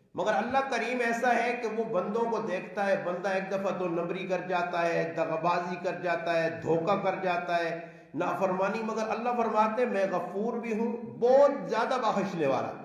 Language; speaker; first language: Urdu; non-native, local second language; Northern Hindko